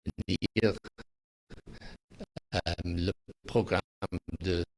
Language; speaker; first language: French; non-native, fluent; English